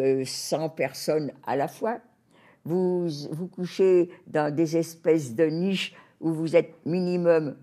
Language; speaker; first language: French; native; French